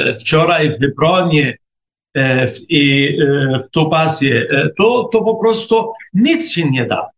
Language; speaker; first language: Polish; non-native, fluent; Arabic